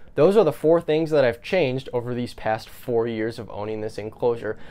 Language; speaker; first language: English; native; English